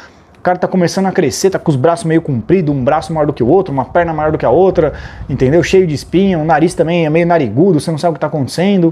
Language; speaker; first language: Portuguese; native; Portuguese